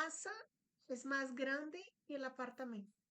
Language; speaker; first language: Spanish; non-native, fluent; Portuguese